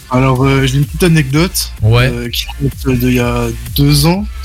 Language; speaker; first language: French; native; French